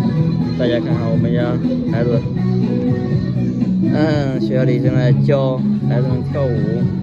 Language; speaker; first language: Chinese; native; Chinese